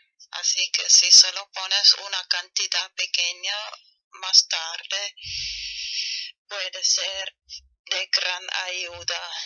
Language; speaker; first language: Spanish; non-native, fluent; German